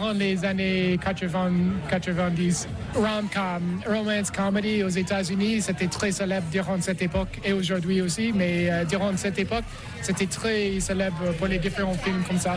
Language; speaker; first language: French; non-native, learner; English